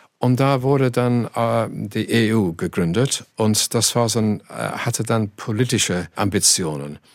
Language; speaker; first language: German; non-native, fluent; English